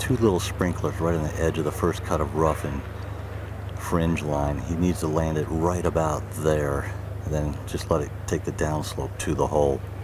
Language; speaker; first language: English; native; English